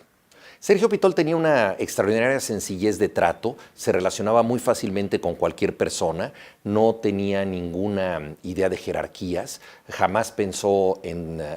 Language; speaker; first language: Spanish; native; Spanish